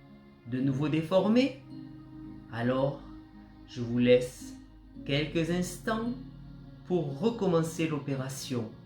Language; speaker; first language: French; native; French